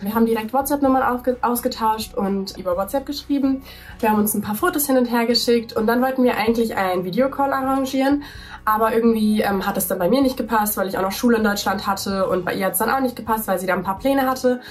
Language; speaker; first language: German; native; German